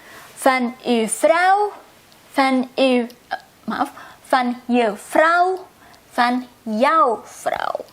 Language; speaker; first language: Dutch; non-native, fluent; Indonesian